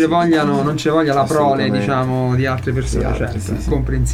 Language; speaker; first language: Italian; native; Italian